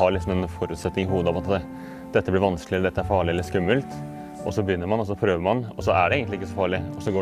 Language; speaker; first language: Norwegian; native; Norwegian